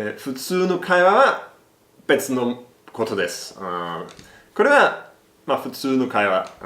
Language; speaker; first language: Japanese; non-native, learner; English